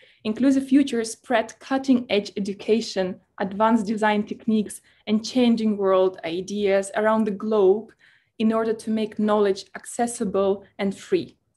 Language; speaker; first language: English; non-native, fluent; Russian